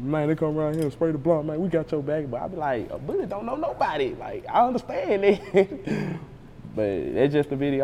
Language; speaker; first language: English; native; English